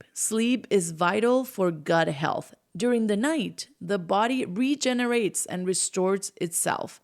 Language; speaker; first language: English; non-native, fluent; Spanish